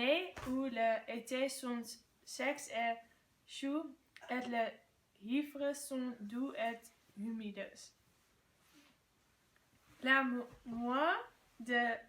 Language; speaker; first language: French; non-native, learner; Dutch